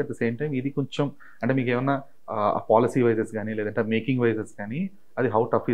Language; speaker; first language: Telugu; native; Telugu